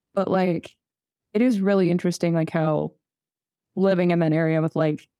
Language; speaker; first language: English; native; English